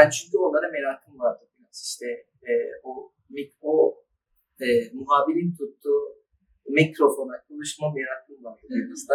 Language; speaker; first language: Turkish; early bilingual, other home language; Arabic